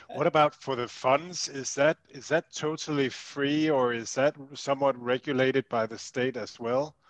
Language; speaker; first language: English; non-native, fluent; Danish